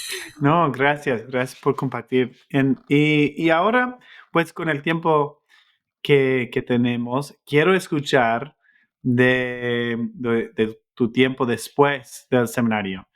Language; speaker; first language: Spanish; non-native, fluent; English